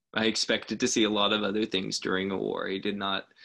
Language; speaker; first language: English; native; English